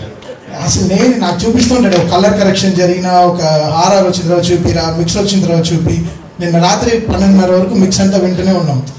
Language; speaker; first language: Telugu; native; Telugu